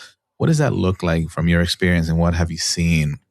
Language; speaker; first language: English; non-native, fluent; Spanish